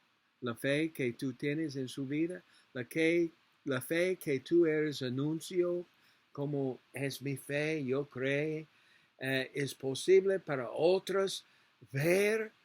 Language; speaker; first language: Spanish; non-native, learner; English